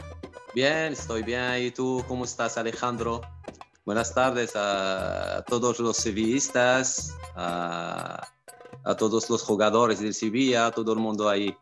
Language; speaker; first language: Spanish; non-native, fluent; Arabic